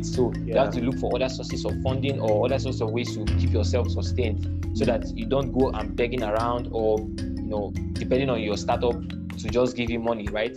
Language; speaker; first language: English; non-native, local second language; Igbo